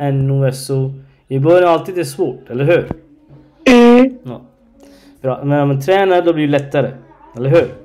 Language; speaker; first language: Swedish; non-native, learner; Arabic